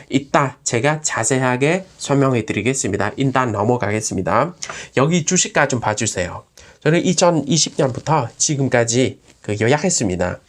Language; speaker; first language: Korean; non-native, fluent; Vietnamese